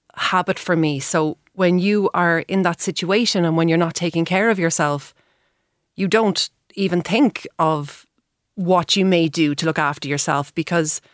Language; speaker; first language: English; native; English